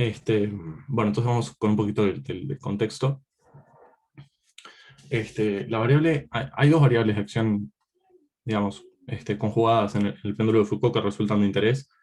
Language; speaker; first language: Spanish; native; Spanish